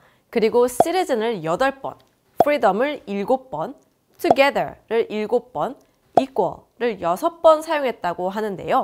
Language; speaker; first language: Korean; native; Korean